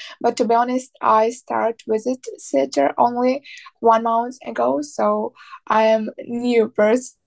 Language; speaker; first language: English; non-native, learner; Ukrainian